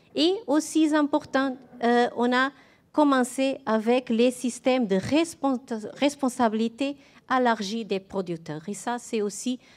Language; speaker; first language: French; non-native, fluent; Portuguese